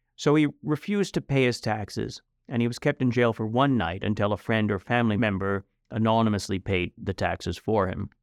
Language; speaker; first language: English; native; English